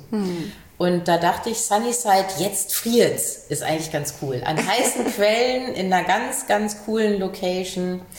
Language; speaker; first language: German; native; German